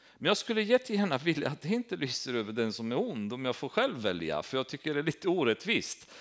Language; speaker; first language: Swedish; non-native, fluent; Romanian